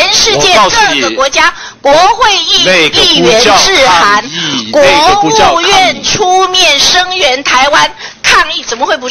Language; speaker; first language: Chinese; native; Chinese